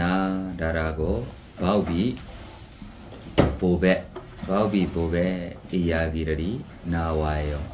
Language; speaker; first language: Korean; non-native, fluent; Burmese